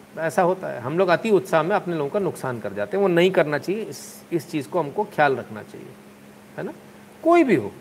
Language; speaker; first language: Hindi; native; Hindi